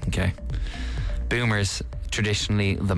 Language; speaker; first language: English; native; English